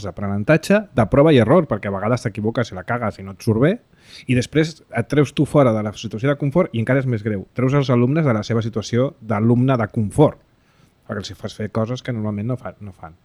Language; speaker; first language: Catalan; native; Catalan